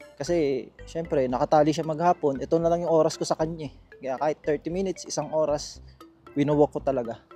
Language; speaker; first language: Filipino; native; Filipino